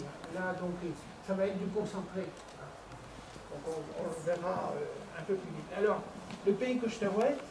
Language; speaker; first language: French; native; French